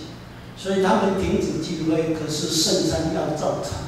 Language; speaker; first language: Chinese; native; Chinese